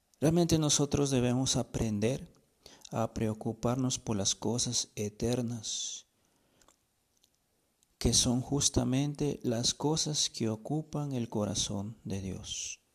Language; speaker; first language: Spanish; native; Spanish